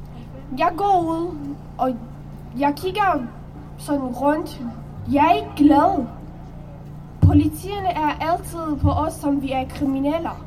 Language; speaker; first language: Danish; non-native, learner; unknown